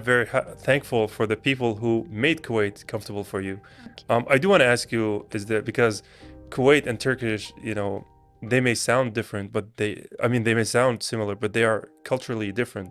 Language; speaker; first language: English; non-native, learner; Turkish